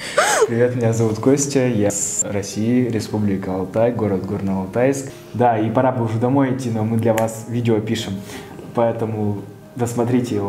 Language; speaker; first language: Russian; native; Russian